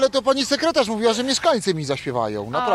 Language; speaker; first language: Polish; native; Polish